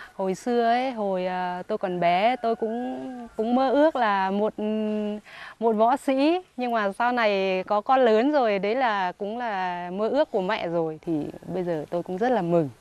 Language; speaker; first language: Vietnamese; non-native, local second language; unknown